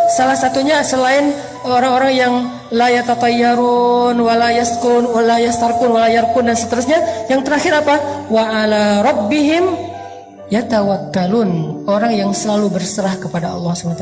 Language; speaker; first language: Indonesian; native; Indonesian